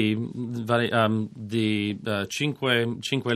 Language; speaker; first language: Italian; non-native, learner; English